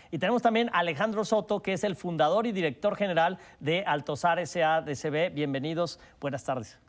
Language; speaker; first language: Spanish; native; Spanish